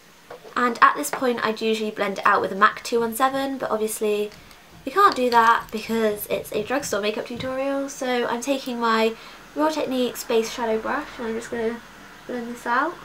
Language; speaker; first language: English; native; English